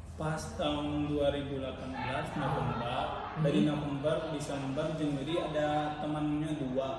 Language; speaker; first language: Indonesian; non-native, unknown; Malayalam